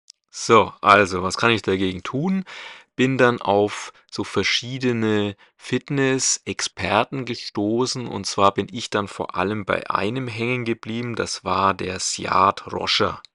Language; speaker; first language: German; native; German